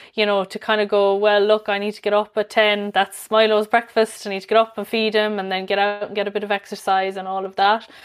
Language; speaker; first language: English; native; English